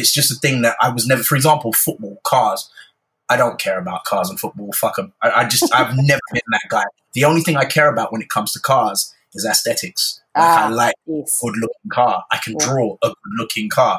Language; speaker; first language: English; native; English